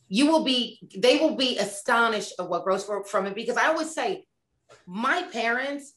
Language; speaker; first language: English; native; English